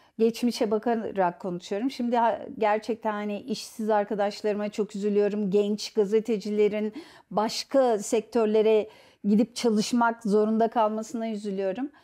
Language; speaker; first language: Turkish; native; Turkish